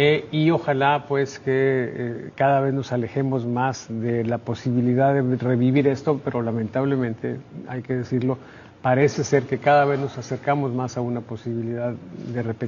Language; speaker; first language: Spanish; native; Spanish